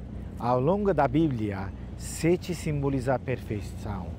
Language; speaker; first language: Portuguese; non-native, fluent; Turkish